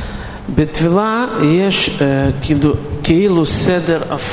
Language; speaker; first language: Hebrew; non-native, fluent; Russian